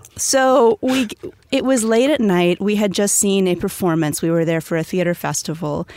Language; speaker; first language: English; native; English